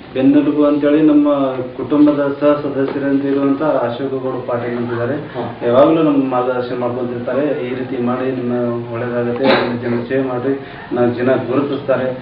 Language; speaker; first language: Kannada; non-native, local second language; Lambadi